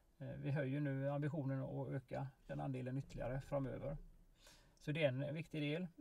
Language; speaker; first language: Swedish; native; Swedish